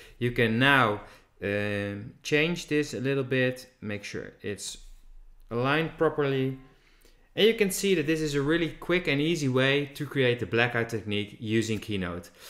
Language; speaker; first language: English; non-native, fluent; Dutch